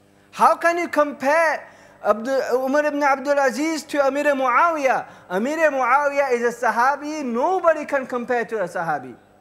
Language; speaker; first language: English; early bilingual, other home language; Urdu